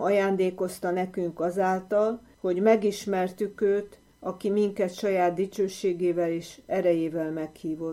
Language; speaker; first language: Hungarian; native; Hungarian